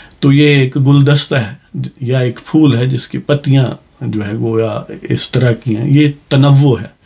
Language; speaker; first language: Urdu; non-native, local second language; Punjabi